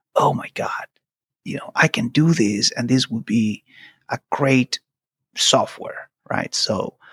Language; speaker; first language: English; non-native, fluent; Spanish